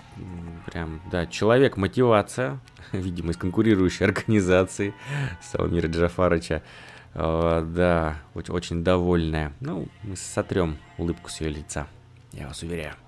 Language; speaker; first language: Russian; native; Russian